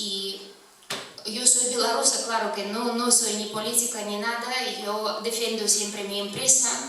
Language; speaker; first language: Spanish; non-native, fluent; Russian